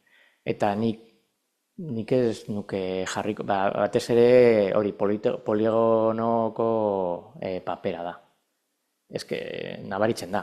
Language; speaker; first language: Basque; non-native, local second language; Spanish